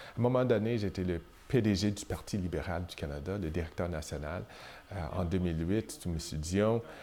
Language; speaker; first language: French; non-native, local second language; English